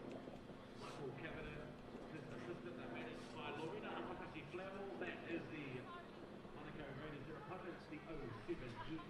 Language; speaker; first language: English; native; English